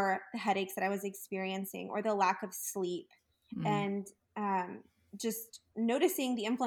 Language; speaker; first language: English; native; English